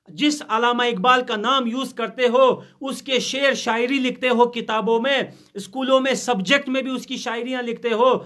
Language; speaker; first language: Urdu; non-native, fluent; Pashto